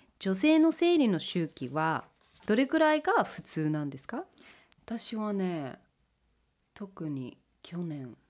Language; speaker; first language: Japanese; early bilingual, heritage; English